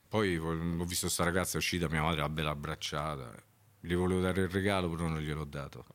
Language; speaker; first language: Italian; native; Italian